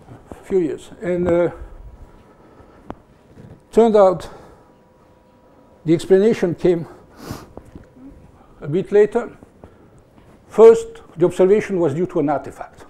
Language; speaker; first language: English; non-native, fluent; French